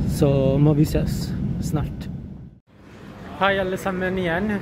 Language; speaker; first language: Norwegian; non-native, learner; Italian